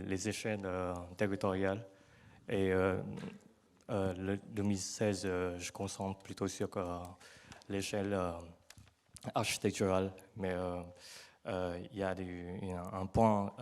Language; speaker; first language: French; non-native, learner; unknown